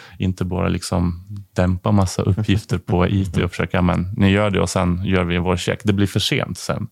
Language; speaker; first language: Swedish; non-native, fluent; Ukrainian